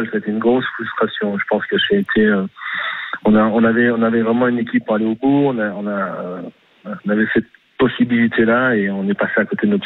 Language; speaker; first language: French; native; French